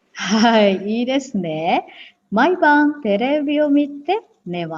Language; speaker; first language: Japanese; non-native, fluent; Indonesian